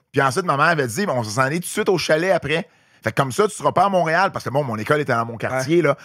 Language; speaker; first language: French; native; French